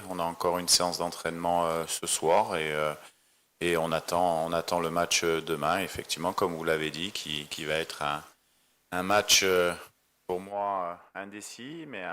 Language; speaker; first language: French; native; French